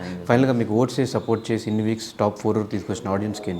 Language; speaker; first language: Telugu; native; Telugu